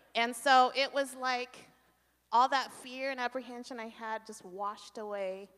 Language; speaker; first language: English; native; English